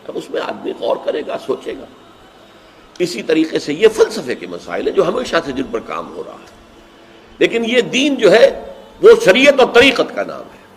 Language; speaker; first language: Urdu; native; Urdu